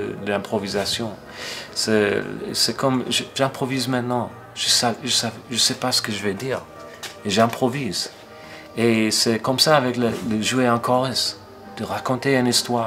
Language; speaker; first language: French; non-native, fluent; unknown